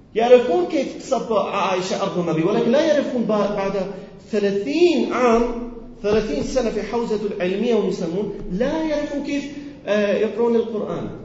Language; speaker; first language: Arabic; non-native, learner; Persian